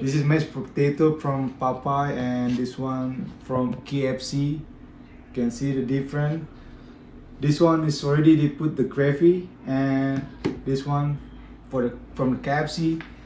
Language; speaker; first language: English; non-native, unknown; Indonesian